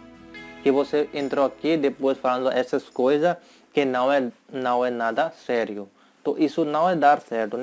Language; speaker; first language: Portuguese; non-native, learner; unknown